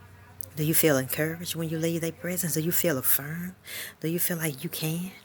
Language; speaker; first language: English; native; English